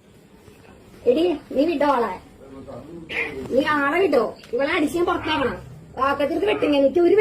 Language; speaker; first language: Malayalam; native; Malayalam